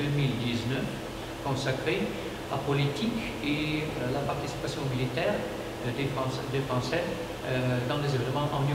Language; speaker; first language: French; non-native, learner; Ukrainian